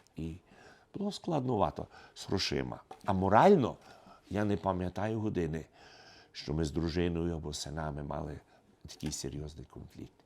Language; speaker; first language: Ukrainian; early bilingual, heritage; Ukrainian